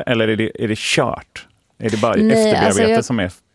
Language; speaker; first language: Swedish; native; Swedish